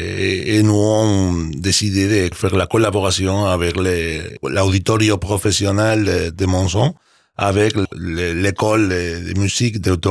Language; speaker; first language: French; non-native, learner; Spanish